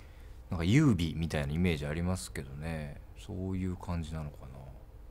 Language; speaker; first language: Japanese; native; Japanese